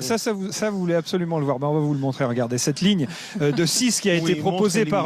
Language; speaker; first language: French; native; French